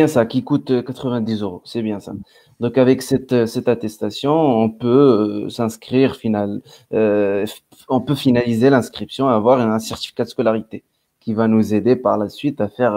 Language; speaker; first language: French; non-native, local second language; Arabic